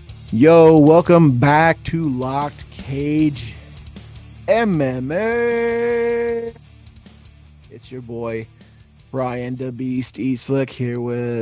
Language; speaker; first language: English; native; English